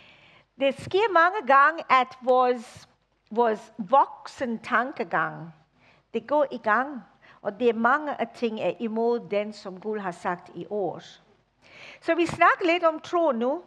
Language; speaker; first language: Danish; non-native, fluent; English